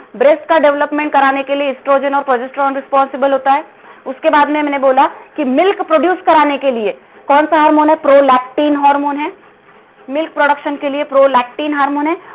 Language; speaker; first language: Hindi; non-native, local second language; Marathi